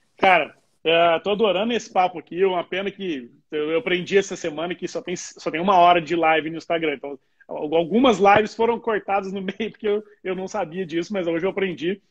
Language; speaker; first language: Portuguese; native; Portuguese